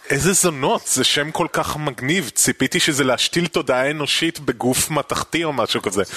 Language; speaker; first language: Hebrew; native; Hebrew